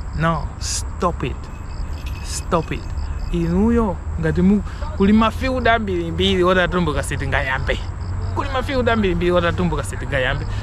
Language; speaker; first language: Nyanja; non-native, local second language; Tumbuka